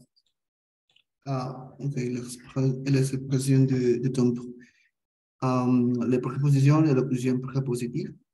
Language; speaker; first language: French; non-native, learner; Spanish